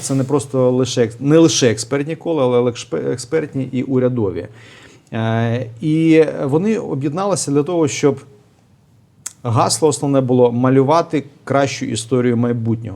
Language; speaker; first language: Ukrainian; native; Ukrainian